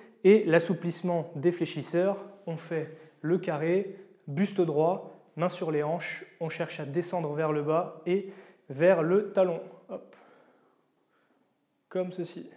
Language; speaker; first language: French; native; French